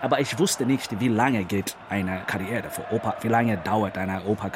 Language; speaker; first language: German; non-native, learner; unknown